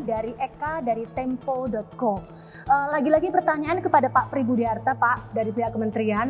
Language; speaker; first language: Indonesian; native; Indonesian